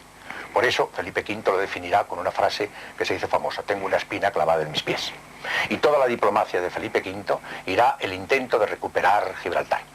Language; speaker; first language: Spanish; native; Spanish